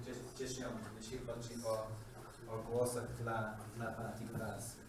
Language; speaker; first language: Polish; non-native, learner; English